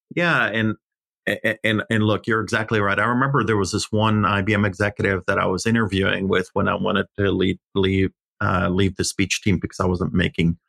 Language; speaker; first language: English; early bilingual, other home language; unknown